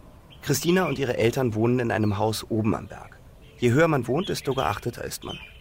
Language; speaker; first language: German; native; German